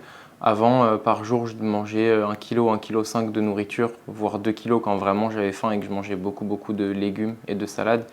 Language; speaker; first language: French; native; French